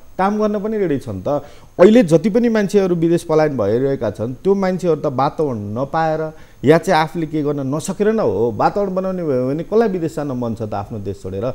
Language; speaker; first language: Nepali; native; Nepali